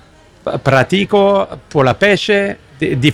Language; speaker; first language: Italian; non-native, learner; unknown